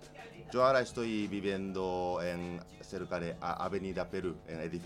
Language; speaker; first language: Spanish; non-native, learner; Japanese